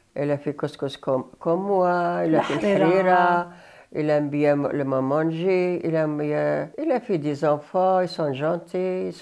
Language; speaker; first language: French; non-native, learner; Arabic